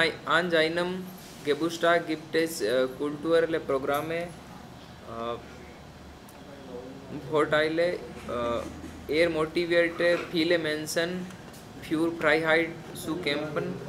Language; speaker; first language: German; non-native, learner; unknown